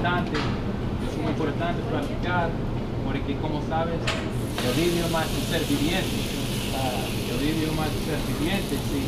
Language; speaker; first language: Spanish; non-native, learner; English